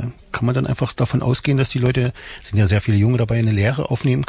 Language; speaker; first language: German; native; German